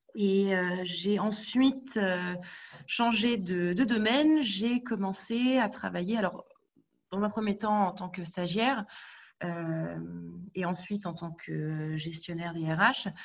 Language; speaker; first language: French; native; French